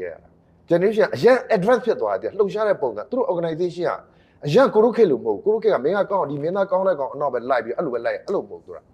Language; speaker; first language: Burmese; native; Burmese